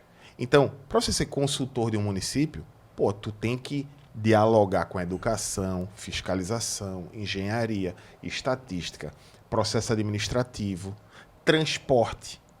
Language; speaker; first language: Portuguese; native; Portuguese